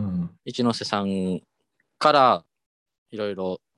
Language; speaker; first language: Japanese; native; Japanese